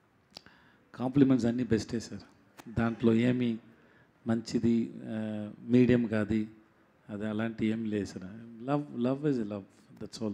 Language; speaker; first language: Telugu; non-native, learner; Tamil